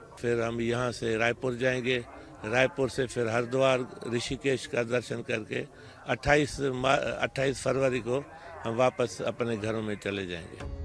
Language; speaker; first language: Urdu; non-native, local second language; Sindhi